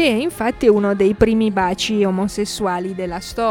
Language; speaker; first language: Italian; native; Italian